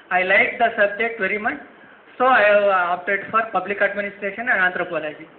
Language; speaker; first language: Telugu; non-native, local second language; Kannada